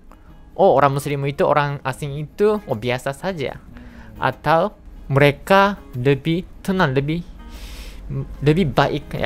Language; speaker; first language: Indonesian; non-native, fluent; Japanese